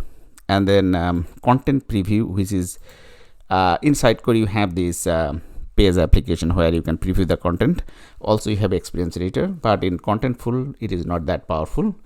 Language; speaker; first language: English; non-native, fluent; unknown